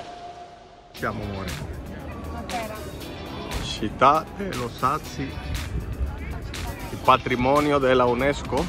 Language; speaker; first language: Italian; non-native, learner; Spanish